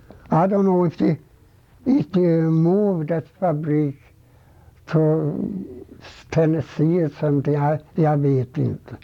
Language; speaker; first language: English; non-native, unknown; Swedish